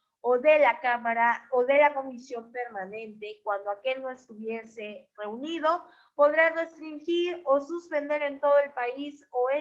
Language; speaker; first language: Spanish; native; Spanish